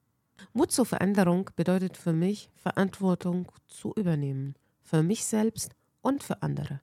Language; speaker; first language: German; non-native, fluent; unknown